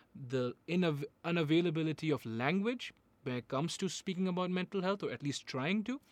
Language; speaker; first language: English; non-native, local second language; Hindi